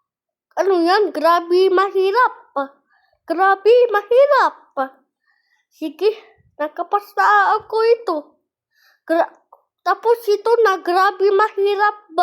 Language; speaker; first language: Filipino; non-native, learner; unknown